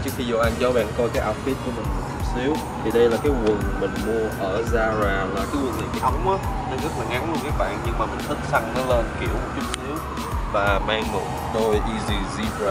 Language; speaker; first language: Vietnamese; early bilingual, other home language; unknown